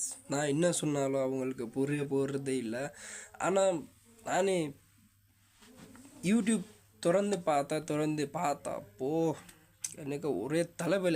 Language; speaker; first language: Tamil; non-native, fluent; Nepali